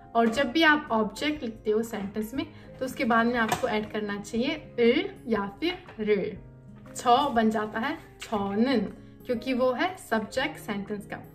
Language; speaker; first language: Hindi; native; Hindi